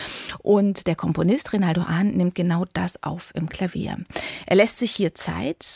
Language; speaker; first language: German; native; German